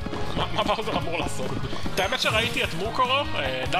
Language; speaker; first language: Hebrew; native; Hebrew